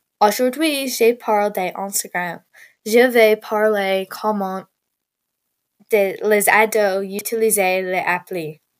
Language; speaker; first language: French; non-native, learner; English